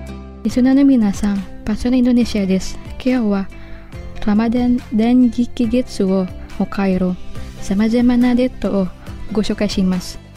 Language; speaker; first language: Japanese; non-native, fluent; Indonesian